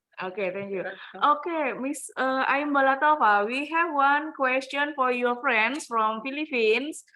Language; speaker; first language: English; non-native, fluent; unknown